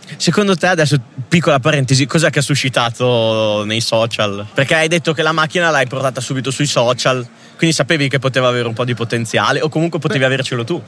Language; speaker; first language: Italian; native; Italian